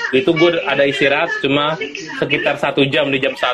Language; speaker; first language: Indonesian; non-native, local second language; Sundanese